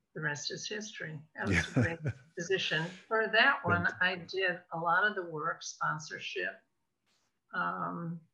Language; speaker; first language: English; native; English